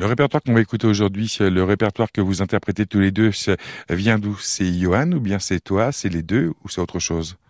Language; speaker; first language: French; native; French